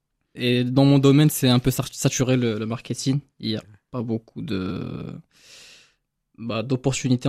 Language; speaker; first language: French; non-native, local second language; Arabic